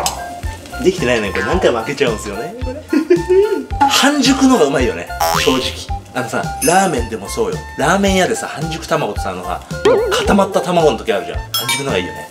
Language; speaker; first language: Japanese; native; Japanese